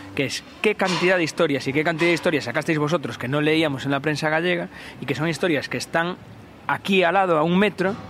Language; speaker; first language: Spanish; native; Spanish